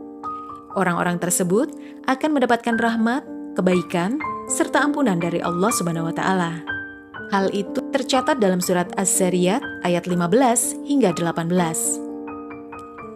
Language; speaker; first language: Indonesian; native; Indonesian